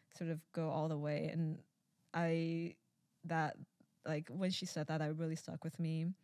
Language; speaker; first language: English; early bilingual, other home language; Chinese